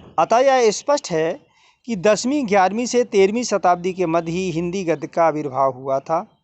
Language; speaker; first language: Hindi; native; Hindi